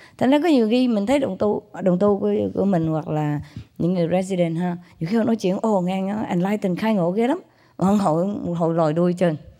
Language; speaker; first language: Vietnamese; native; Vietnamese